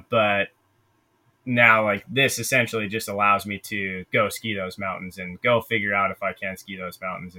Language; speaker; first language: English; native; English